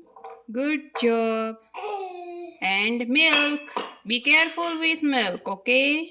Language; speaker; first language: English; non-native, fluent; Gujarati